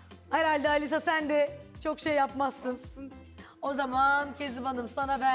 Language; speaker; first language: Turkish; native; Turkish